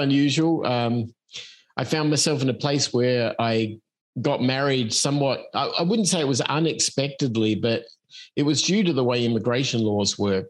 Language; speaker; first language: English; native; English